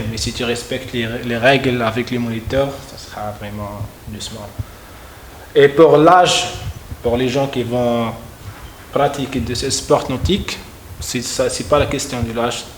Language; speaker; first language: French; non-native, learner; Malagasy